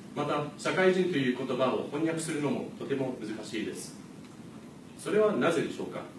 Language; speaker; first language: Japanese; non-native, fluent; English